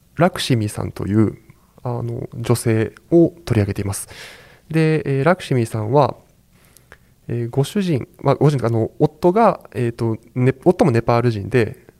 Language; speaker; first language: Japanese; native; Japanese